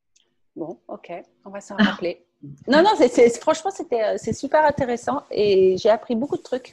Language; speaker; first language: French; native; French